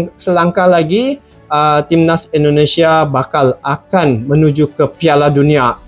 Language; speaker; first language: Malay; native; Malay